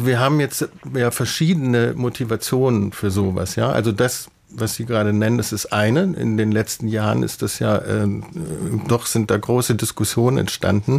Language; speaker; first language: German; native; German